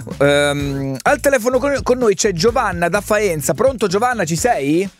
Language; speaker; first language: Italian; native; Italian